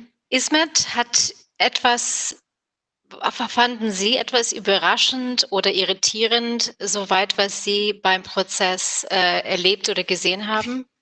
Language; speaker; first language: German; non-native, fluent; English